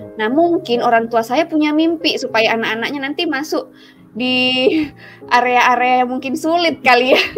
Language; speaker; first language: Indonesian; native; Indonesian